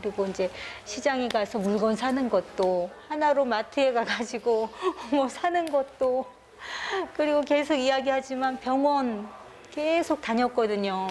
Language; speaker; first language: Korean; native; Korean